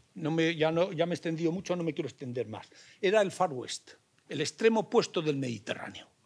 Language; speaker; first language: Spanish; native; Spanish